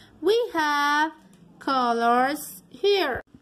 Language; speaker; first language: English; non-native, fluent; Spanish